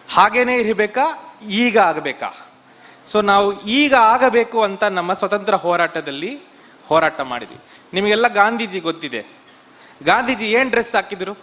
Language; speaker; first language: Kannada; non-native, local second language; Tamil